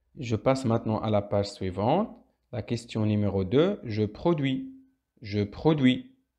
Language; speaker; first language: French; non-native, local second language; Arabic